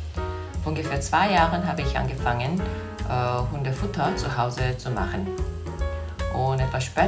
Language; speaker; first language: German; non-native, fluent; Korean